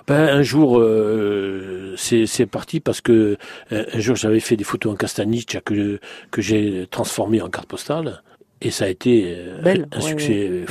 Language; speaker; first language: French; native; French